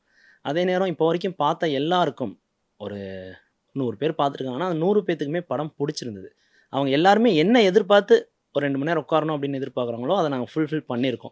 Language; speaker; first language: Tamil; native; Tamil